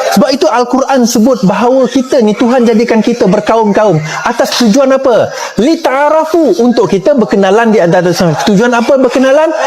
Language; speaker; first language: Malay; non-native, local second language; Chinese